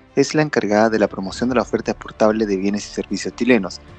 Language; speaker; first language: Spanish; native; Spanish